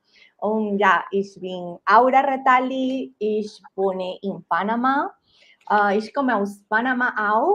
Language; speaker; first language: German; non-native, learner; Spanish